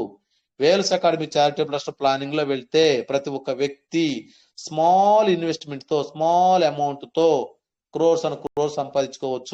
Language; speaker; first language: Telugu; native; Telugu